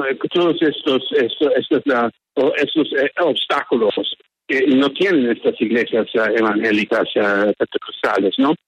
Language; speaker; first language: Spanish; early bilingual, heritage; English